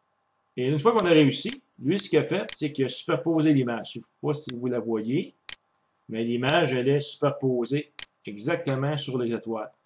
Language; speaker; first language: French; native; French